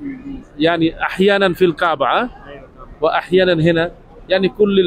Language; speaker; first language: Arabic; non-native, learner; Bangla